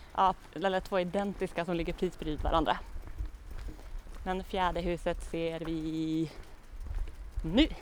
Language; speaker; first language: Swedish; native; Swedish